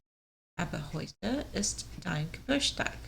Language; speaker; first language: German; non-native, learner; English